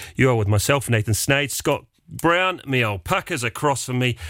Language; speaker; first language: English; native; English